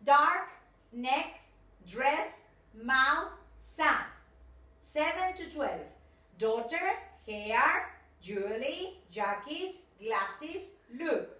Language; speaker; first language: English; non-native, fluent; Spanish